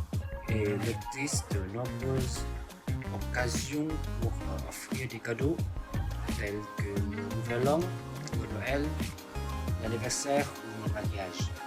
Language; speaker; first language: French; non-native, learner; Vietnamese